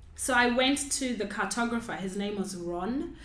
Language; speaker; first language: English; non-native, local second language; Shona